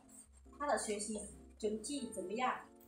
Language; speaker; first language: Chinese; non-native, fluent; Vietnamese